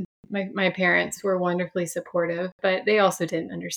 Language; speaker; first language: English; native; English